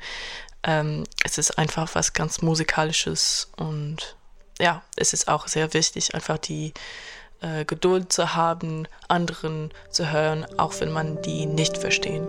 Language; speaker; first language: German; non-native, fluent; French